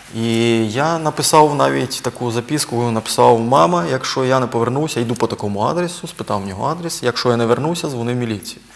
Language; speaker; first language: Ukrainian; native; Ukrainian